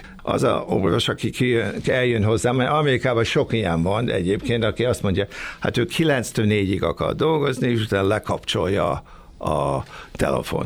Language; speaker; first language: Hungarian; early bilingual, other home language; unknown